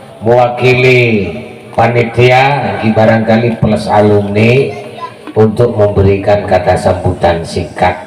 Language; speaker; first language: Indonesian; non-native, local second language; Madurese